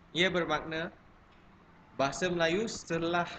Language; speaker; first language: Malay; native; Malay